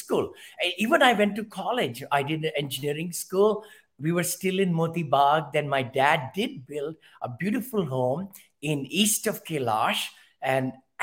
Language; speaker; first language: English; non-native, local second language; Hindi